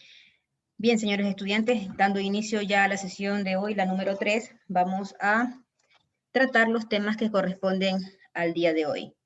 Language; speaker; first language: Spanish; native; Spanish